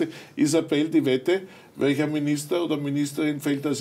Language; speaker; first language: German; native; German